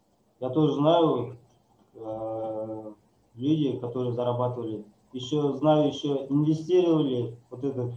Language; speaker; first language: Russian; non-native, local second language; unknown